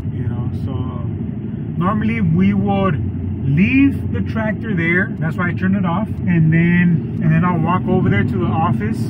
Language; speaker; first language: English; early bilingual, other home language; Spanish